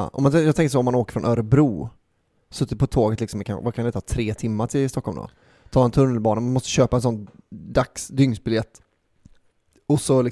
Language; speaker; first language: Swedish; native; Swedish